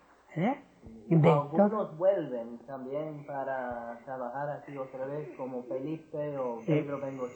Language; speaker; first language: Spanish; non-native, fluent; English